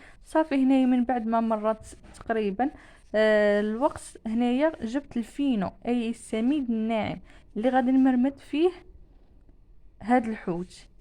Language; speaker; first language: Arabic; native; Arabic